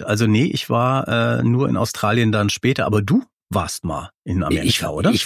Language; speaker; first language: German; native; German